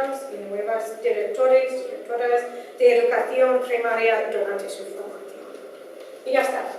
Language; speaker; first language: Spanish; non-native, fluent; Dutch